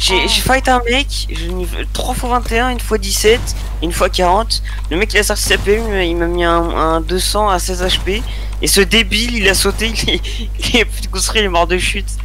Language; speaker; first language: French; native; French